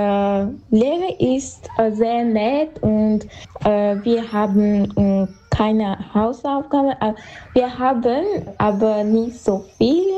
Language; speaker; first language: German; non-native, learner; Armenian